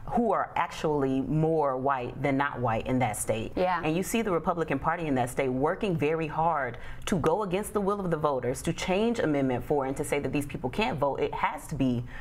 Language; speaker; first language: English; native; English